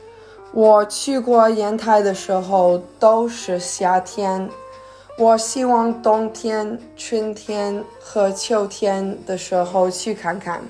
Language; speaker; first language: Chinese; early bilingual, heritage; Chinese